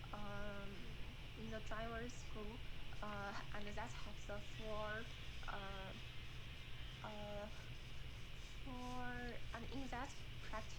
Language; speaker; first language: English; non-native, learner; Chinese